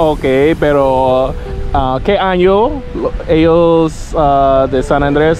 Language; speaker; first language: Spanish; non-native, learner; English